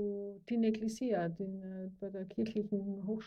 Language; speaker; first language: Greek; non-native, learner; German